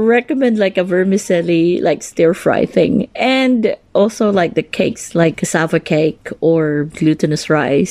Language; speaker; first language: English; non-native, local second language; Cebuano